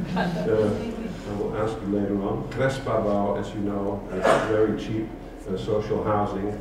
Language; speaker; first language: English; non-native, fluent; Dutch